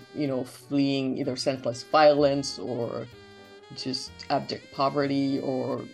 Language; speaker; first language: English; non-native, local second language; Yoruba